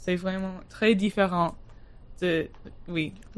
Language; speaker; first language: French; non-native, learner; English